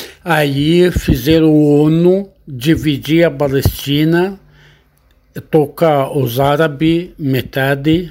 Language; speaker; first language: Portuguese; non-native, learner; Arabic